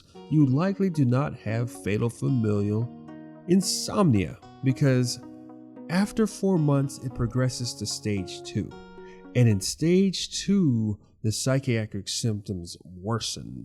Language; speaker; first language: English; native; English